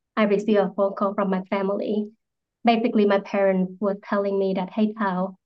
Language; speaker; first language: English; non-native, fluent; Vietnamese